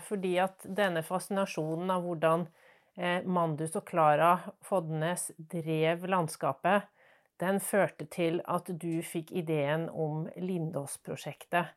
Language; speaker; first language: Norwegian; native; Norwegian